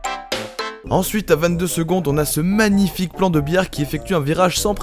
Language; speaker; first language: French; native; French